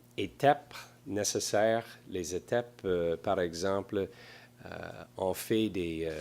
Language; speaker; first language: French; non-native, local second language; English